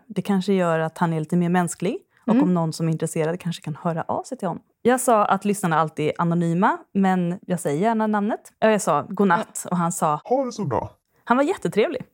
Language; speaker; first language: Swedish; native; Swedish